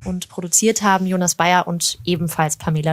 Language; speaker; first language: German; native; German